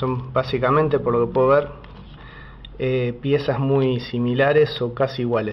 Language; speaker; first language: Spanish; native; Spanish